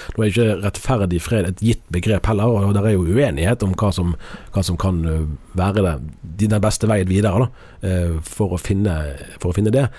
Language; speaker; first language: Norwegian; native; Norwegian